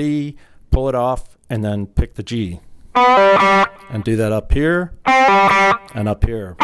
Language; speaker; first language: English; native; English